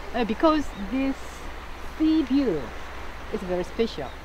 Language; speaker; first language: English; non-native, learner; Korean